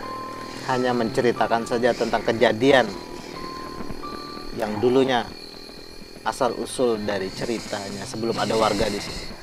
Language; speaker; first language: Indonesian; native; Indonesian